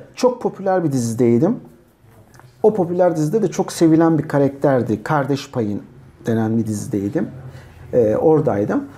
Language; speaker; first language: Turkish; native; Turkish